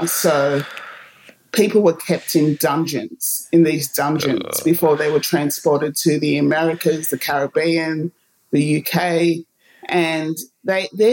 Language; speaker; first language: English; native; English